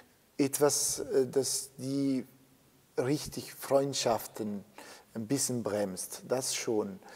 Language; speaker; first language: German; non-native, fluent; Italian